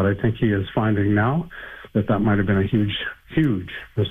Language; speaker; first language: English; native; English